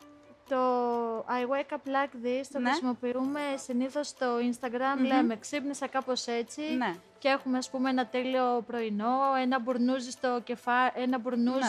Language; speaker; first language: Greek; native; Greek